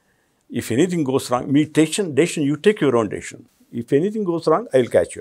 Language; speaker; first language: Telugu; native; Telugu